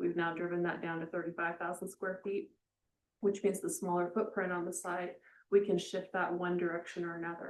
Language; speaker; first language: English; native; English